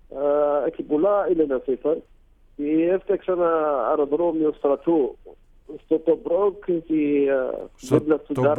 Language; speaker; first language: Greek; non-native, learner; Arabic